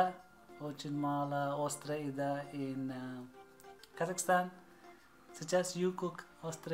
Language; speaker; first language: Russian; non-native, learner; Malayalam